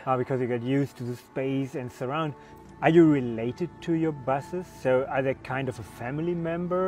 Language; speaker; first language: English; non-native, fluent; German